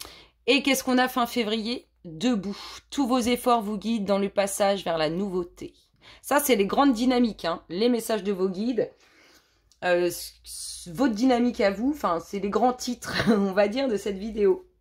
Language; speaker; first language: French; native; French